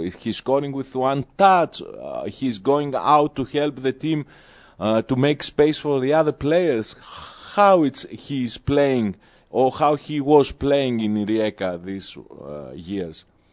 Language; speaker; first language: English; non-native, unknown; Greek